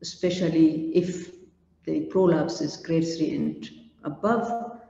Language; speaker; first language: English; non-native, local second language; Amharic